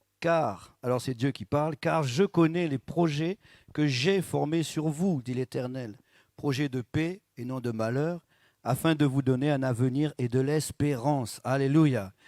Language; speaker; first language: French; native; French